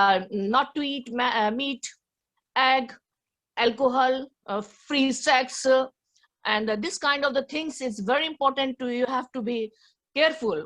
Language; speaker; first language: English; non-native, learner; Hindi